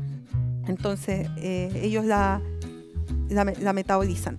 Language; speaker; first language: Spanish; native; Spanish